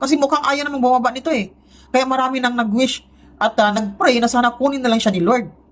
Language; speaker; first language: Filipino; non-native, local second language; Cebuano